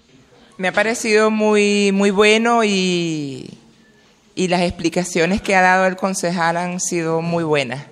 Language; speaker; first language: Spanish; non-native, learner; Italian